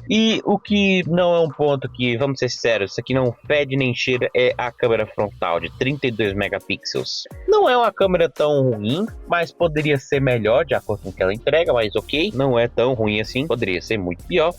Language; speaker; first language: Portuguese; native; Portuguese